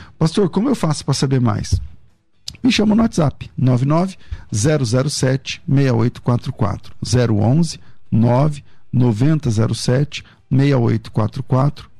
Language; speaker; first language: Portuguese; native; Portuguese